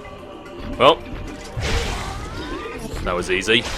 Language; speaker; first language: English; native; English